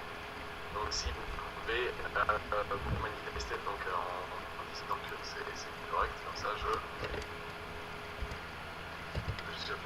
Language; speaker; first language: French; native; French